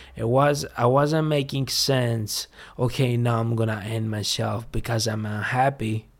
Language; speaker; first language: English; non-native, fluent; Greek